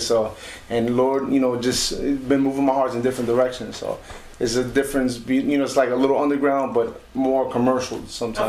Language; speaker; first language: English; early bilingual, other home language; Spanish